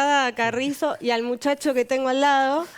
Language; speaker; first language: Spanish; native; Spanish